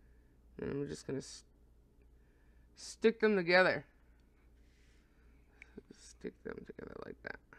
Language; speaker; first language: English; native; English